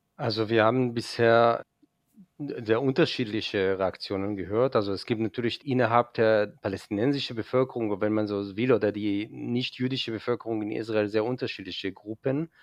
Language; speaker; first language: German; non-native, fluent; Hebrew